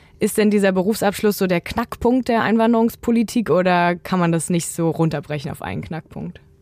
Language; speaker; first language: German; native; German